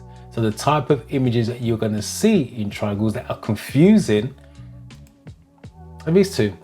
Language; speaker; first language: English; native; English